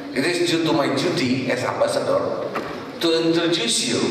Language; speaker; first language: English; non-native, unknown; Javanese